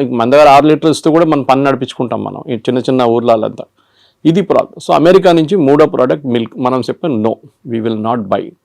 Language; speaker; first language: Telugu; non-native, local second language; Malayalam